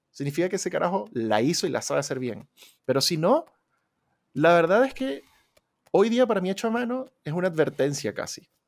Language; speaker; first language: Spanish; native; Spanish